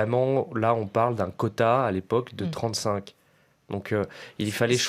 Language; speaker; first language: French; native; French